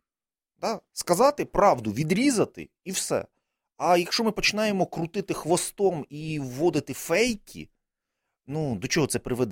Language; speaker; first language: Ukrainian; native; Ukrainian